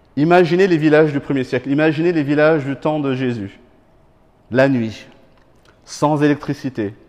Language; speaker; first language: French; non-native, local second language; Malagasy